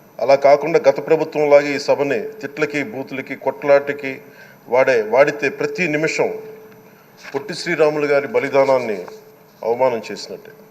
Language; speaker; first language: Telugu; native; Telugu